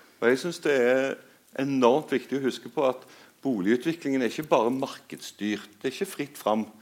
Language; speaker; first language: Norwegian; native; Norwegian